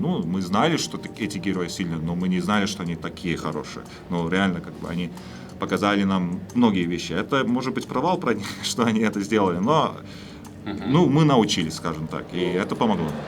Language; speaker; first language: Russian; non-native, fluent; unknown